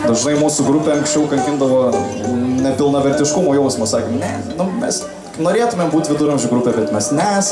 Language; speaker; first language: Lithuanian; native; Lithuanian